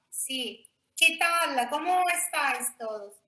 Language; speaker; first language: Spanish; non-native, fluent; Italian